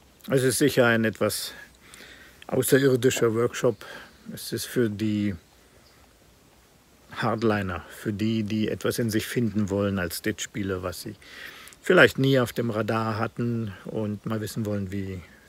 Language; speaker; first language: German; native; German